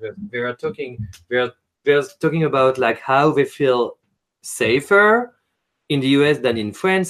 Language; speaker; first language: English; non-native, fluent; French